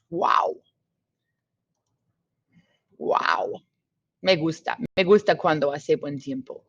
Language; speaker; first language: Spanish; non-native, fluent; English